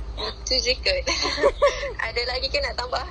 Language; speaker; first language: Malay; native; Malay